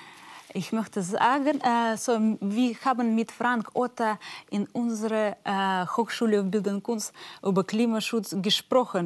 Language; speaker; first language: German; non-native, learner; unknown